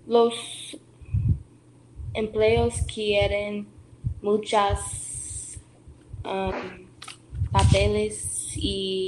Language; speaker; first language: Spanish; non-native, learner; English